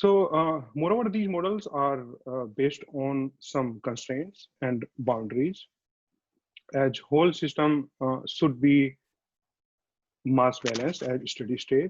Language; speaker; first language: English; non-native, fluent; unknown